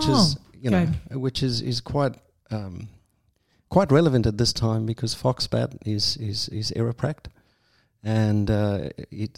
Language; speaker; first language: English; native; English